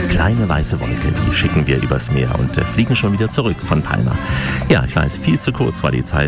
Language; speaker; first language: German; native; German